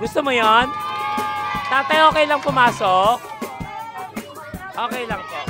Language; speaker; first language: Filipino; native; Filipino